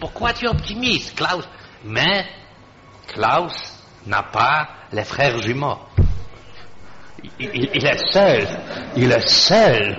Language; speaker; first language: French; non-native, fluent; Polish